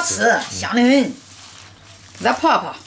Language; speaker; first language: Chinese; native; Chinese